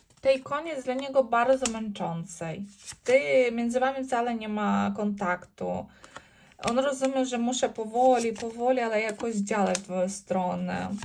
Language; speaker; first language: Polish; non-native, learner; Ukrainian